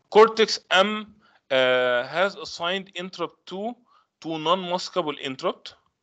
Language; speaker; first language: English; non-native, fluent; Arabic